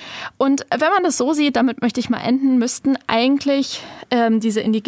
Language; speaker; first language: German; native; German